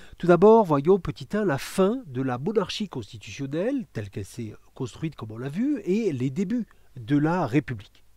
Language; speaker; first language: French; native; French